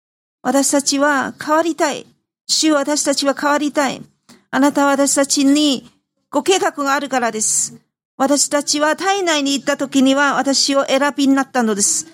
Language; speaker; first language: Japanese; non-native, fluent; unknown